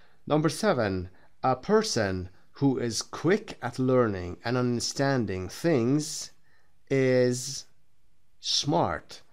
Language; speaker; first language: English; non-native, fluent; Persian